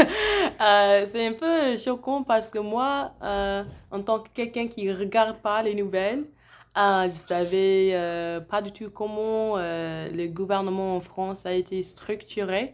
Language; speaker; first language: French; non-native, fluent; English